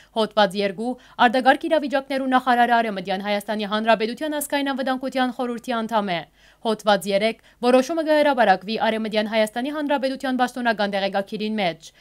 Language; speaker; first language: Armenian; early bilingual, heritage; Armenian